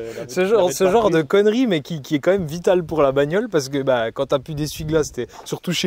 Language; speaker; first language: French; native; French